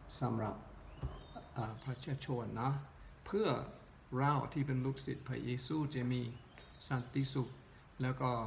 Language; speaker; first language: Thai; non-native, local second language; Northeastern Thai